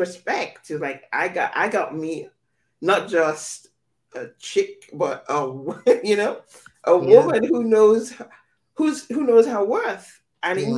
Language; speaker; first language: English; non-native, local second language; Yoruba